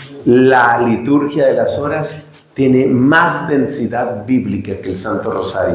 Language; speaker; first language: Spanish; native; Spanish